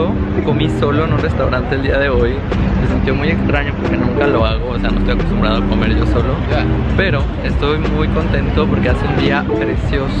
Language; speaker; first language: Spanish; native; Spanish